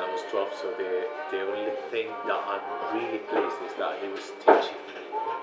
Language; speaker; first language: English; non-native, fluent; Spanish